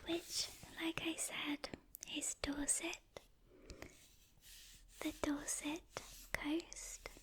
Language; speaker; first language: English; native; English